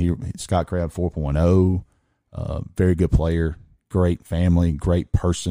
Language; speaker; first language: English; native; English